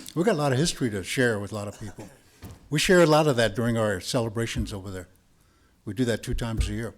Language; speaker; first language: English; early bilingual, other home language; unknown